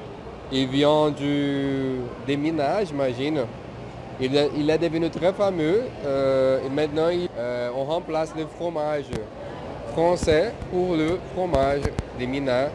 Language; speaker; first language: French; non-native, fluent; Portuguese